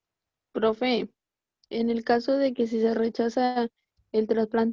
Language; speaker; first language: Spanish; native; Spanish